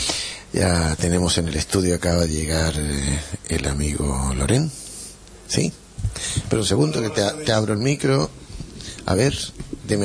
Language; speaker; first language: Spanish; native; Spanish